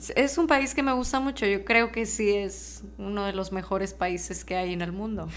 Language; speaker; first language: Spanish; native; Spanish